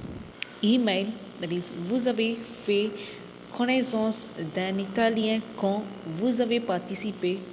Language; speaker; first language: French; non-native, fluent; Tamil